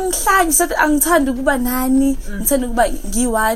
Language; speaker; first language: English; non-native, local second language; Zulu